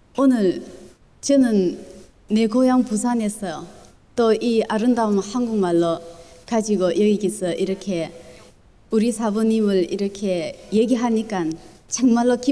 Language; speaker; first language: Korean; early bilingual, other home language; Chinese